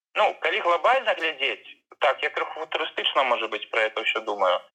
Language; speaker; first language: Belarusian; native; Belarusian